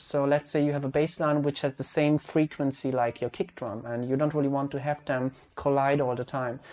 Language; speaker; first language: English; non-native, fluent; Hungarian